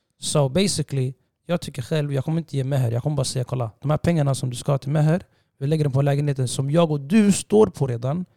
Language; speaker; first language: Swedish; early bilingual, other home language; Somali